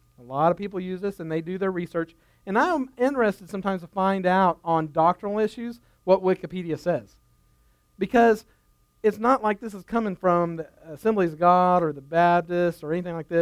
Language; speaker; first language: English; native; English